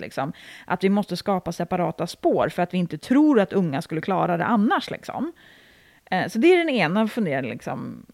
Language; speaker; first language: Swedish; native; Swedish